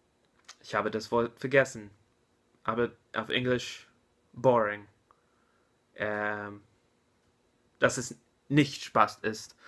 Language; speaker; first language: German; non-native, learner; English